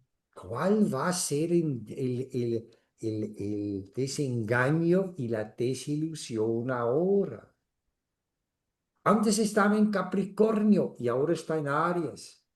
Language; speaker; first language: Spanish; non-native, fluent; German